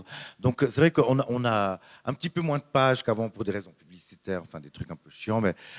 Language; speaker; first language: French; native; French